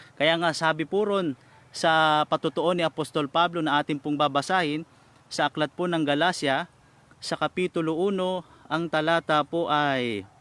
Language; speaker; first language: Filipino; non-native, local second language; Iloko